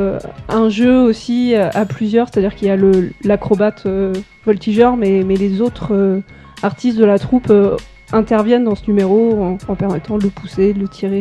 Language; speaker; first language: French; native; French